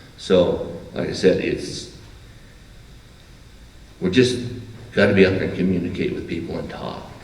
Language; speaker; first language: English; native; English